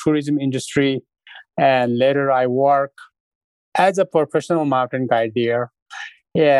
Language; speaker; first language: English; non-native, fluent; Sherpa